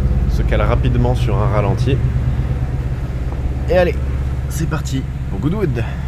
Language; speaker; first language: French; native; French